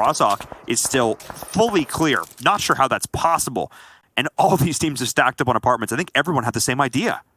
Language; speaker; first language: English; native; English